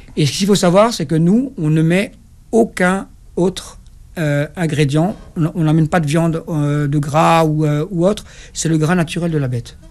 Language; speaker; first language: French; non-native, local second language; Kabyle